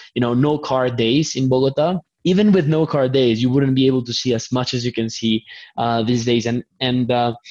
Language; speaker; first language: English; non-native, fluent; Spanish